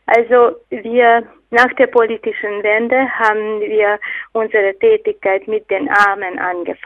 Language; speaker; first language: German; non-native, fluent; Hungarian